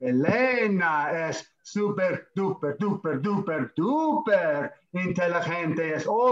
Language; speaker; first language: Spanish; non-native, fluent; English